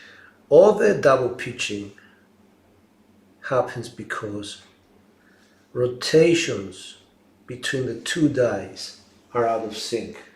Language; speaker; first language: English; non-native, fluent; Greek